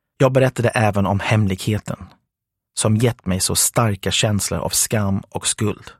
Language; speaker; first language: Swedish; non-native, fluent; English